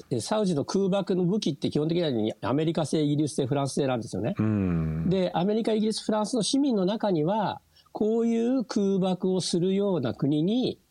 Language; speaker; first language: Japanese; native; Japanese